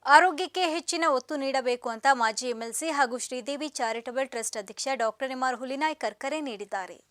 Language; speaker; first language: Kannada; native; Kannada